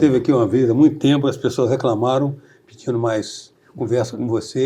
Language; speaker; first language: Portuguese; native; Portuguese